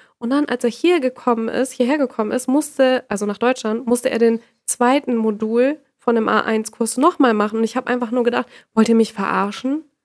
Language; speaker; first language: German; native; German